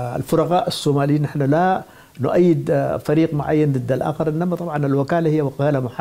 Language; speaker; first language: Arabic; non-native, fluent; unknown